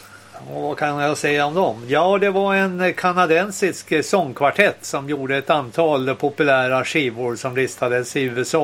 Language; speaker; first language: Swedish; native; Swedish